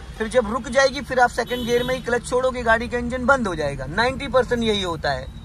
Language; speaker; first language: Hindi; native; Hindi